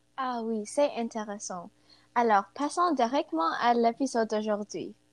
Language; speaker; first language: French; non-native, learner; English